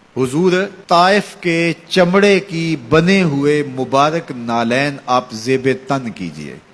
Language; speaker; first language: Urdu; non-native, local second language; Punjabi